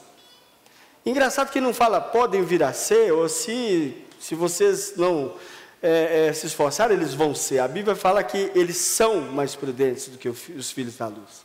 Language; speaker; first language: Portuguese; native; Portuguese